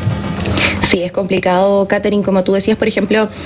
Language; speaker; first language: Spanish; native; Spanish